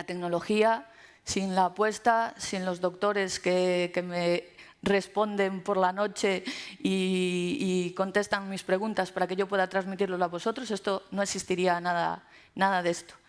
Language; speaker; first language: Spanish; native; Spanish